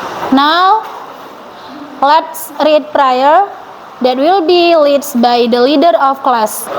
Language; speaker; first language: English; non-native, learner; Indonesian